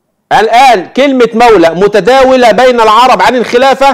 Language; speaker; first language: Arabic; native; Arabic